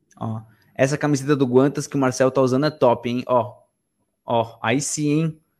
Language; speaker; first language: Portuguese; early bilingual, other home language; Spanish